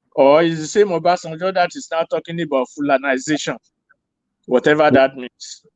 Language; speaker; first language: English; non-native, local second language; Yoruba